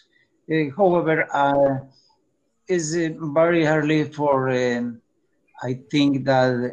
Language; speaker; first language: English; non-native, learner; Spanish